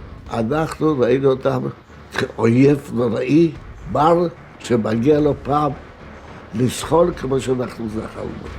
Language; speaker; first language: Hebrew; non-native, fluent; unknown